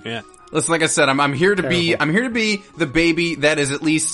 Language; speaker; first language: English; native; English